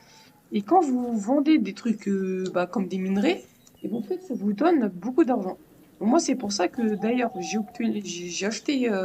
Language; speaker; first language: French; native; French